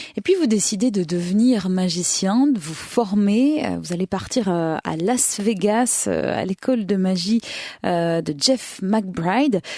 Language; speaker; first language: French; native; French